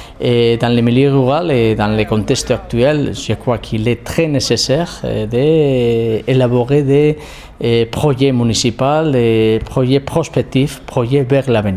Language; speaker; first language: French; non-native, fluent; Spanish